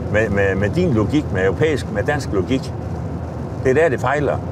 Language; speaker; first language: Danish; native; Danish